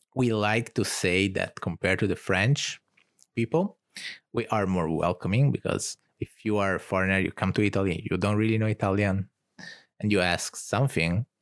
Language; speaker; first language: English; non-native, fluent; Italian